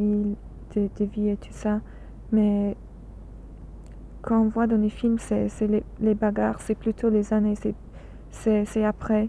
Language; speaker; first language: French; non-native, learner; English